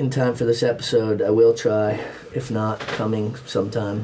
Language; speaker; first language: English; native; English